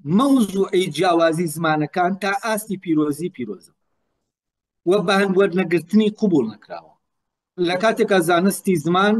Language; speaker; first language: Central Kurdish; non-native, local second language; Gurani